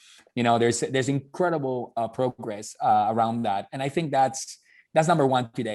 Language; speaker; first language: English; non-native, fluent; Spanish